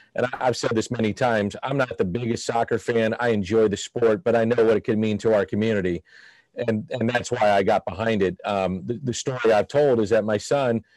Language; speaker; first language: English; native; English